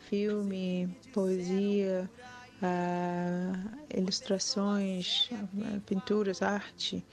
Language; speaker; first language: Portuguese; non-native, fluent; English